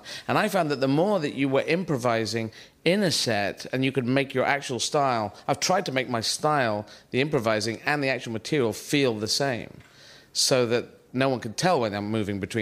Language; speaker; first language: English; native; English